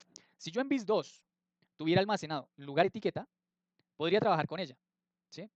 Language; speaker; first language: Spanish; native; Spanish